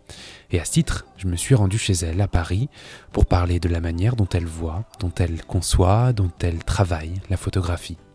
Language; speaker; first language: French; native; French